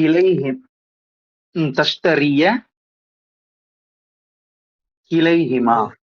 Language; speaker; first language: Arabic; non-native, learner; Tamil